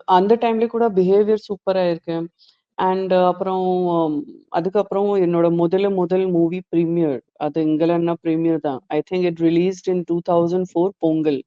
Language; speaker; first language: Tamil; non-native, learner; Gujarati